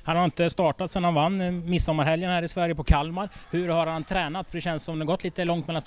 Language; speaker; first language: Swedish; native; Swedish